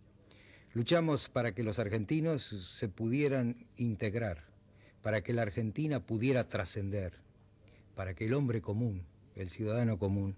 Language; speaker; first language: Spanish; native; Spanish